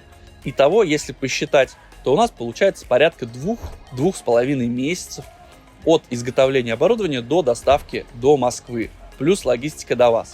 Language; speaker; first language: Russian; native; Russian